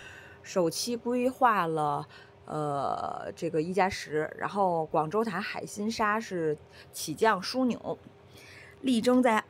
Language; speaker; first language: Chinese; native; Chinese